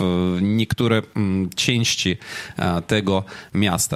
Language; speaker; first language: Polish; non-native, fluent; Ukrainian